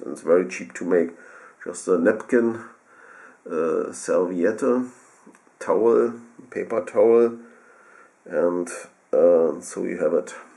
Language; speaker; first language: English; non-native, fluent; German